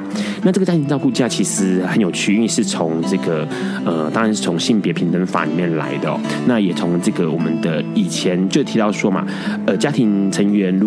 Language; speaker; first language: Chinese; native; Chinese